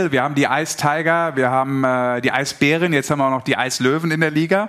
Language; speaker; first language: German; native; German